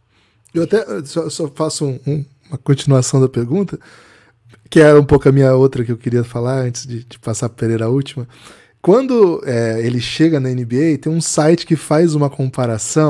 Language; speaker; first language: Portuguese; native; Portuguese